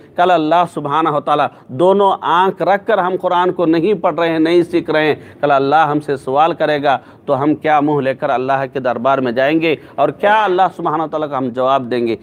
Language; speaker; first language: Urdu; native; Urdu